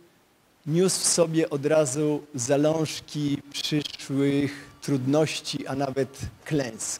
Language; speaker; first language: Polish; native; Polish